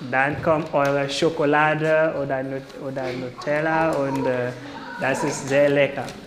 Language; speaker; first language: German; non-native, learner; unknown